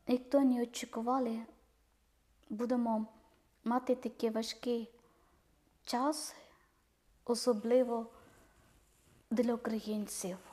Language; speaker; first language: Ukrainian; non-native, learner; Malayalam